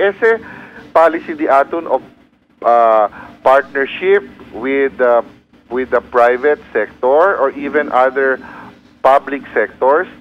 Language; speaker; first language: English; non-native, local second language; Chavacano